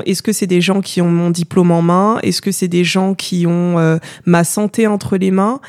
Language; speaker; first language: French; native; French